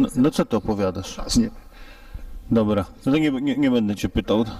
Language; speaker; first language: Polish; native; Polish